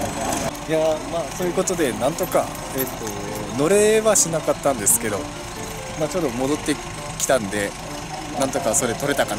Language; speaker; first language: Japanese; native; Japanese